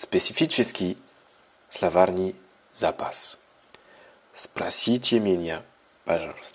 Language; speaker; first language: Russian; non-native, learner; French